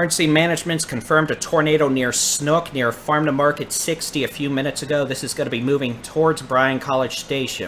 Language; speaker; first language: English; native; English